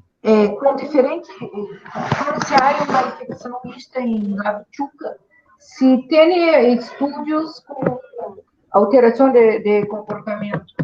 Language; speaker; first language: Spanish; non-native, learner; Portuguese